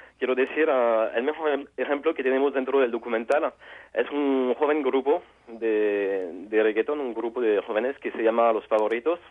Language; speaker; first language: Spanish; non-native, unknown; French